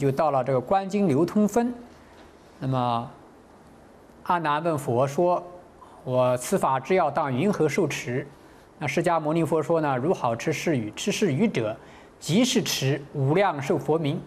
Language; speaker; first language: Chinese; native; Chinese